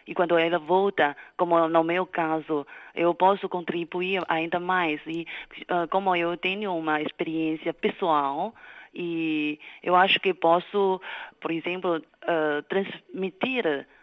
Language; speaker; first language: Portuguese; non-native, fluent; Chinese